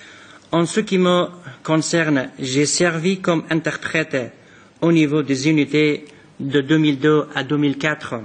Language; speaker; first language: French; non-native, fluent; Persian